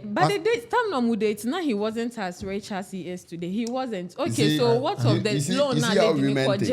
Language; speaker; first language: English; non-native, local second language; Akan